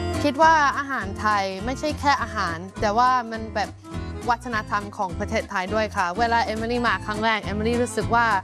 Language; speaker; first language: Thai; non-native, fluent; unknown